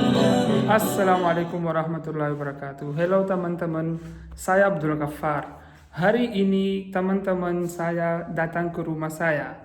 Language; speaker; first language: Indonesian; non-native, learner; Pashto